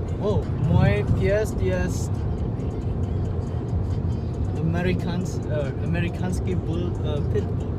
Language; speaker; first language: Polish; non-native, learner; English